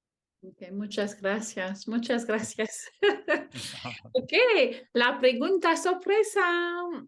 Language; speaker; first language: Spanish; non-native, learner; French